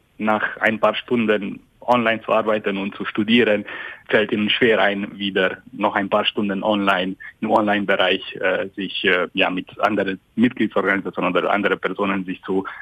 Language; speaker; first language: German; non-native, fluent; Hungarian